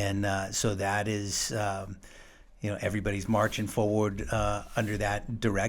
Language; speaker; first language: English; native; English